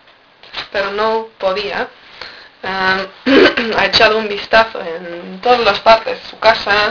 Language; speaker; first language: Spanish; non-native, learner; English